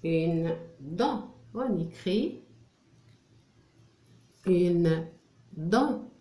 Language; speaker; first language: French; non-native, local second language; Arabic